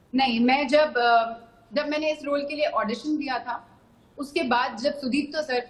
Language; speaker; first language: Hindi; native; Hindi